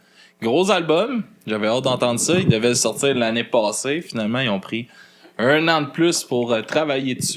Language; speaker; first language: French; native; French